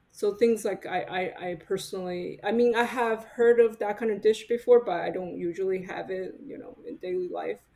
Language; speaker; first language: English; non-native, fluent; Chinese